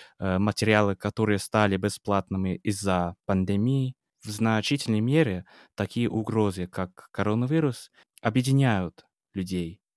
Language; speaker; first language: Russian; non-native, fluent; English